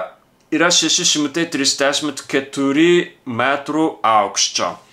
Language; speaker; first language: Lithuanian; non-native, learner; Japanese